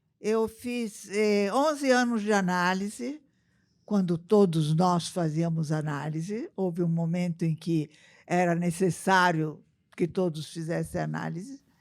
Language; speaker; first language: Portuguese; early bilingual, other home language; Italian